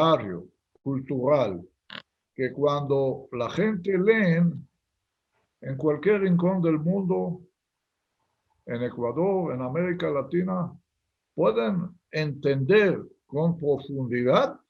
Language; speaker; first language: Spanish; non-native, fluent; Hebrew